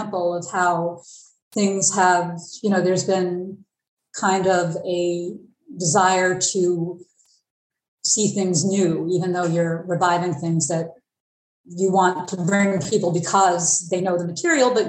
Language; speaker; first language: English; native; English